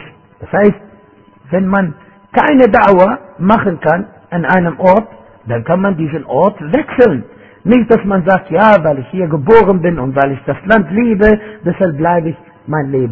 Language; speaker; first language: German; non-native, fluent; Arabic